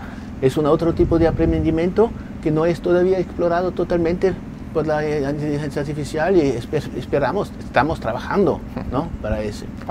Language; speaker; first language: Spanish; non-native, fluent; German